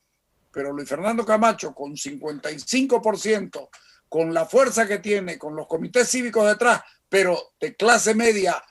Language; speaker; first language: Spanish; native; Spanish